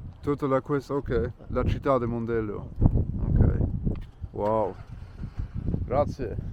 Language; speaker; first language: Italian; non-native, learner; English